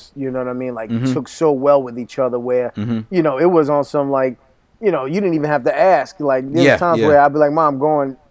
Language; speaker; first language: English; early bilingual, other home language; Spanish